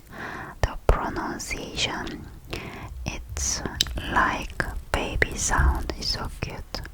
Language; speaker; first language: English; non-native, learner; Korean